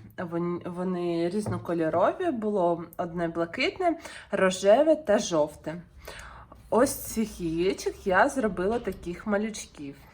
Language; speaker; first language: Ukrainian; non-native, local second language; Russian